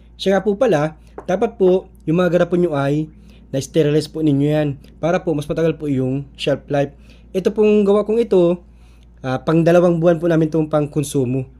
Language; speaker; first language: Filipino; native; Filipino